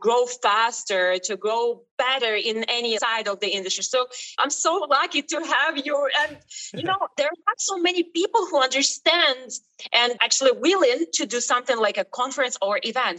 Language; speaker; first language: English; non-native, fluent; Ukrainian